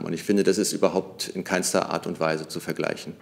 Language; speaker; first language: German; native; German